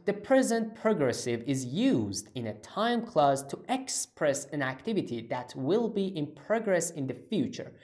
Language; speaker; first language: English; non-native, fluent; Persian